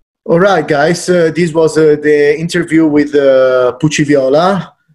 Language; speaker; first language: English; non-native, fluent; Italian